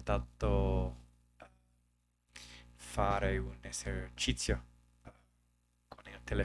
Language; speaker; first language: Italian; non-native, learner; English